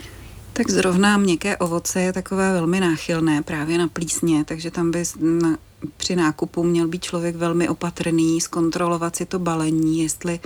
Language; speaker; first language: Czech; native; Czech